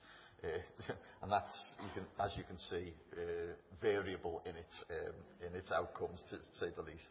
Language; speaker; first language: English; native; English